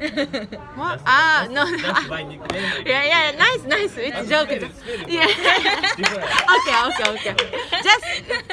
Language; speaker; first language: English; non-native, learner; Japanese